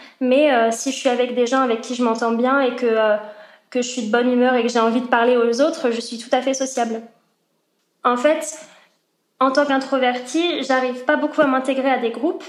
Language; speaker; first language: French; native; French